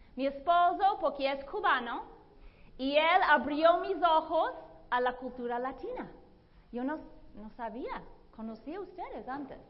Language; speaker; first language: Spanish; non-native, fluent; English